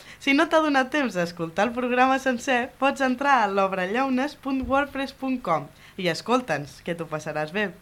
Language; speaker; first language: Catalan; native; Catalan